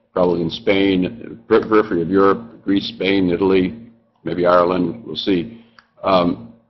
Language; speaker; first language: English; native; English